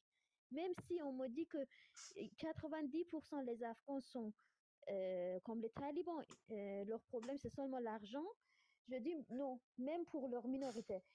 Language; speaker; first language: French; non-native, fluent; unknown